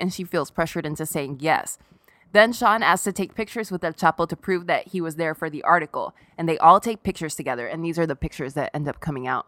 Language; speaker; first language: English; native; English